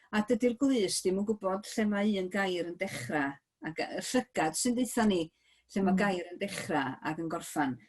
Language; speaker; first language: Welsh; native; Welsh